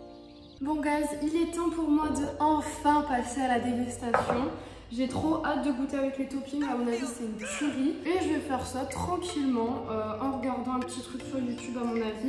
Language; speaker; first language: French; native; French